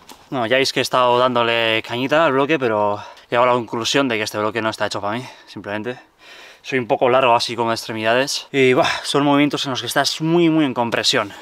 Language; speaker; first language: Spanish; native; Spanish